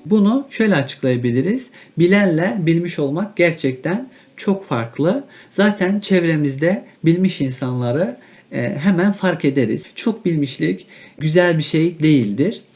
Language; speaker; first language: Turkish; native; Turkish